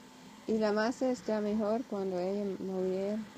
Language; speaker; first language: Spanish; non-native, learner; English